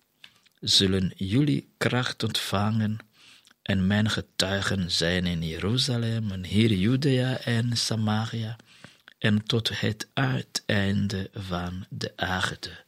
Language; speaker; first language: Dutch; non-native, fluent; Kinyarwanda